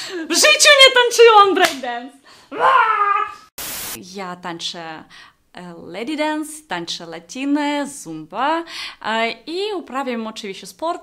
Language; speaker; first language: Polish; non-native, fluent; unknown